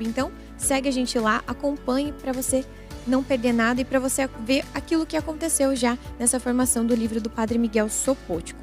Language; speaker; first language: Portuguese; native; Portuguese